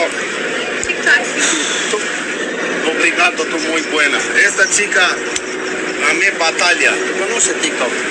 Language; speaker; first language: Spanish; non-native, learner; Albanian